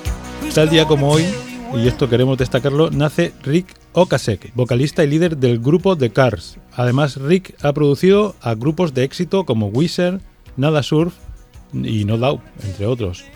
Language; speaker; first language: Spanish; native; Spanish